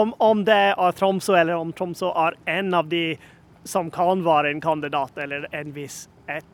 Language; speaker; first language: Norwegian; non-native, fluent; English